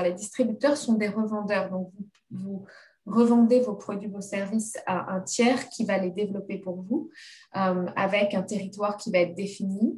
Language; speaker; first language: French; native; French